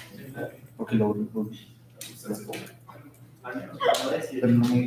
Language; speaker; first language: Spanish; native; Spanish